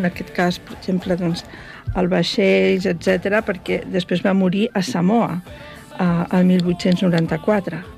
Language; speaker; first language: Catalan; native; Catalan